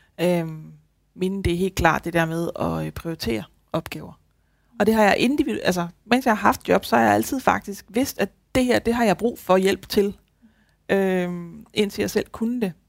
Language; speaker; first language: Danish; native; Danish